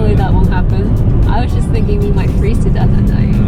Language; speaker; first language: English; native; English